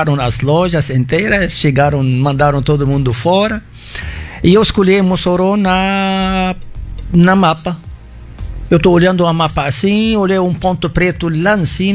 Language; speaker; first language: Portuguese; non-native, fluent; Arabic